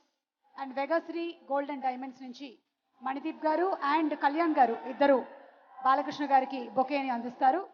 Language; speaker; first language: Telugu; native; Telugu